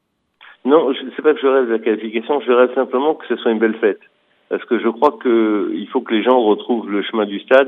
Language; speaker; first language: French; native; French